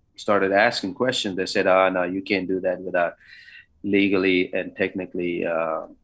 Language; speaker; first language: English; non-native, local second language; Kannada